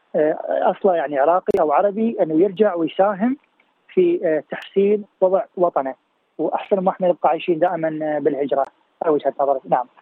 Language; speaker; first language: Arabic; native; Arabic